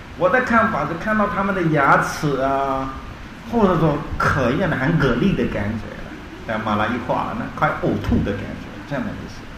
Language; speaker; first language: Chinese; non-native, learner; Burmese